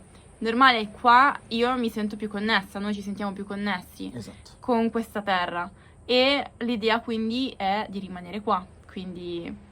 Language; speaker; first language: Italian; native; Italian